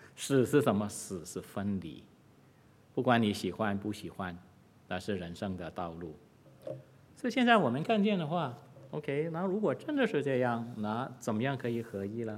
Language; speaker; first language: Chinese; non-native, local second language; Cantonese